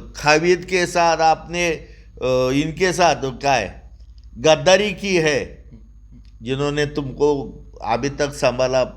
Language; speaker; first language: Hindi; non-native, local second language; Marathi